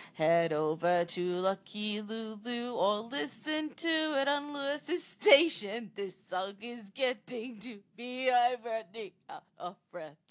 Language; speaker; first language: English; non-native, fluent; Japanese